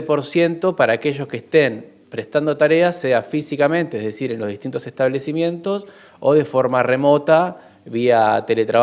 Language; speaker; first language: Spanish; native; Spanish